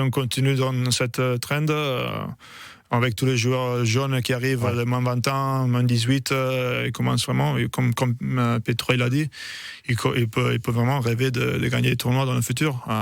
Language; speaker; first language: French; non-native, fluent; Italian